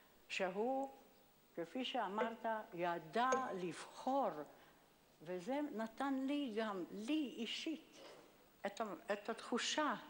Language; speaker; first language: Hebrew; non-native, fluent; Hungarian